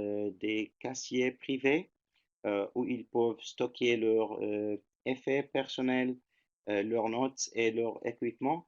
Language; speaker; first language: French; non-native, fluent; Turkish